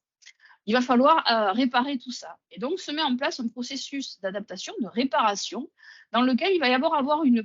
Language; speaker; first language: French; native; French